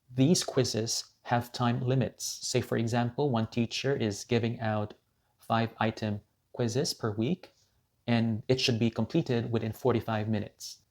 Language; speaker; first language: English; non-native, local second language; Filipino